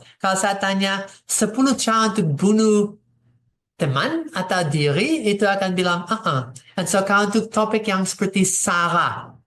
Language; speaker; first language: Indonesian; non-native, fluent; English